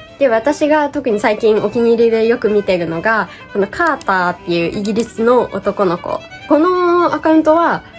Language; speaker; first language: Japanese; native; Japanese